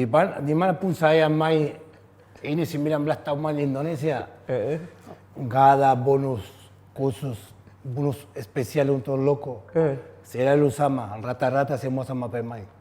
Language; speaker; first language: Indonesian; non-native, fluent; Spanish